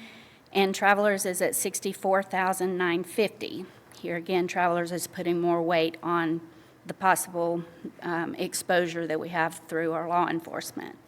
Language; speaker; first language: English; native; English